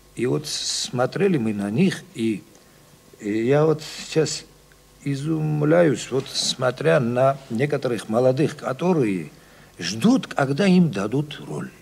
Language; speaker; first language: Russian; non-native, local second language; Georgian